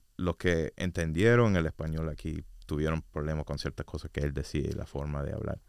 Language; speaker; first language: Spanish; non-native, fluent; English